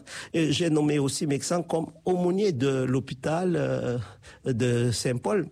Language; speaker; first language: French; non-native, fluent; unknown